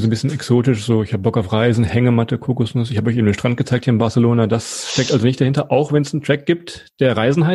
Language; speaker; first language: German; native; German